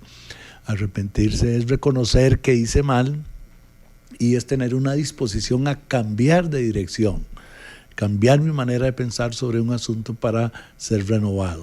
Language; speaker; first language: Spanish; native; Spanish